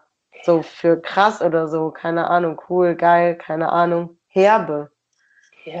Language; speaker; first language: German; native; German